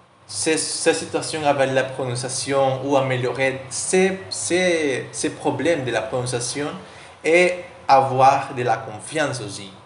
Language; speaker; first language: French; non-native, learner; Spanish